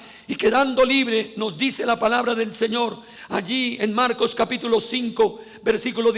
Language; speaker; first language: Spanish; native; Spanish